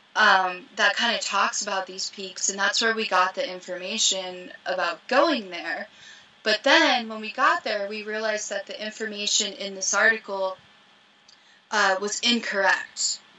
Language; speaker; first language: English; native; English